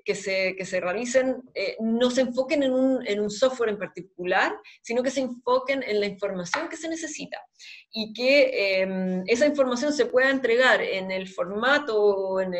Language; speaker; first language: Spanish; native; Spanish